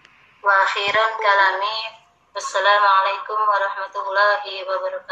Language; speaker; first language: Arabic; non-native, learner; Indonesian